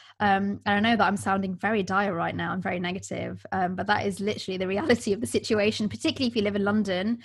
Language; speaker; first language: English; early bilingual, other home language; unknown